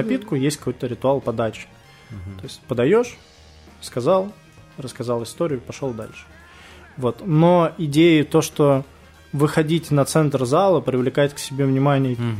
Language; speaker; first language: Russian; native; Russian